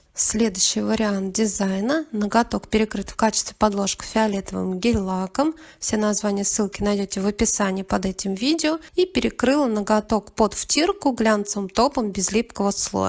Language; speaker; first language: Russian; native; Russian